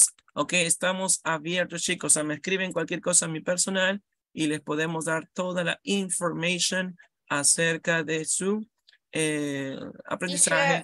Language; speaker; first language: Spanish; native; Spanish